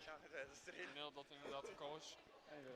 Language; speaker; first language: Dutch; native; Dutch